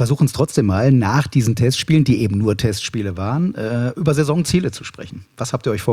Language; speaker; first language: German; native; German